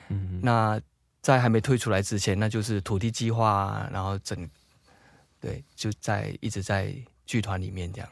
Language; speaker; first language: Chinese; native; Chinese